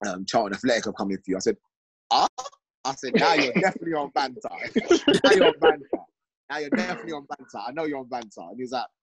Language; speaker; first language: English; native; English